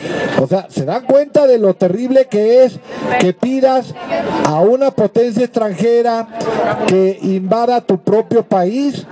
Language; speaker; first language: Spanish; native; Spanish